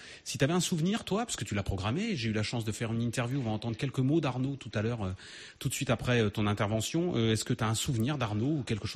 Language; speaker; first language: French; native; French